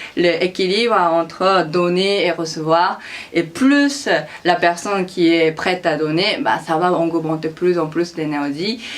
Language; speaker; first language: French; non-native, fluent; Japanese